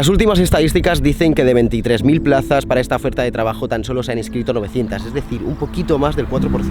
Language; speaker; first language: Spanish; native; Spanish